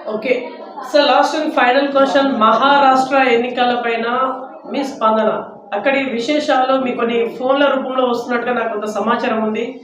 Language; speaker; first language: Telugu; native; Telugu